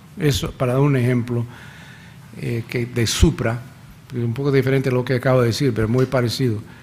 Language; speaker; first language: Spanish; non-native, fluent; English